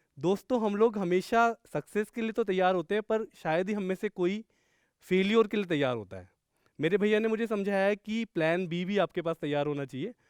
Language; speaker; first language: Hindi; native; Hindi